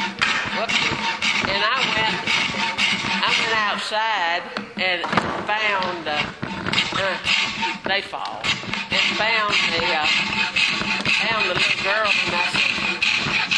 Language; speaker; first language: English; native; English